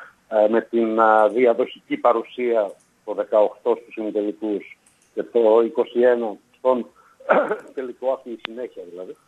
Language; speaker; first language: Greek; native; Greek